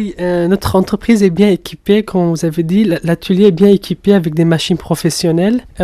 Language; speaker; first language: French; non-native, fluent; Kurdish